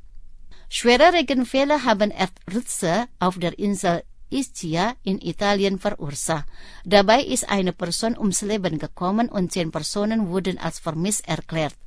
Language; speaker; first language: German; non-native, fluent; Indonesian